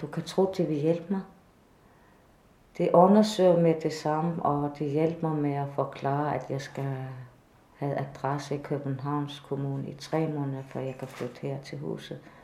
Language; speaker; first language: Danish; non-native, fluent; Kalaallisut